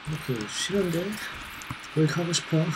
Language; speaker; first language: Korean; non-native, learner; English